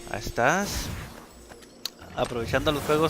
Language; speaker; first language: Spanish; native; Spanish